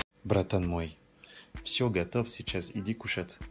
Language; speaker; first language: Russian; non-native, learner; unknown